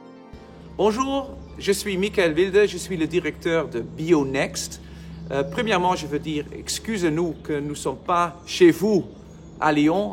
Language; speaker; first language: French; non-native, learner; Dutch